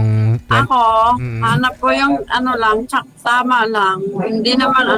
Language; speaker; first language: Filipino; non-native, local second language; Hiligaynon